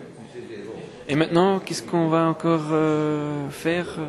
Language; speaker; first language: French; non-native, local second language; Dutch